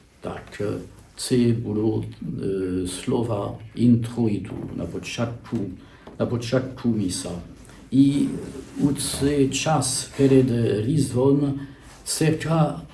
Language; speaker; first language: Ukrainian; non-native, learner; French